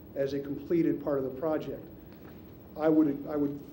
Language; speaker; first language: English; native; English